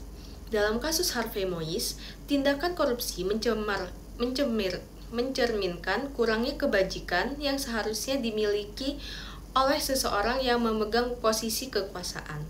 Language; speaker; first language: Indonesian; native; Indonesian